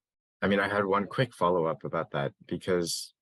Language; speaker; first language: English; native; English